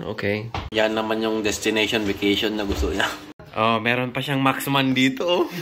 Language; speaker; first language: Filipino; native; Filipino